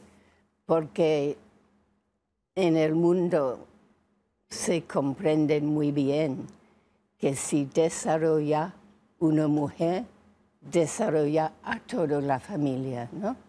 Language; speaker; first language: Spanish; non-native, fluent; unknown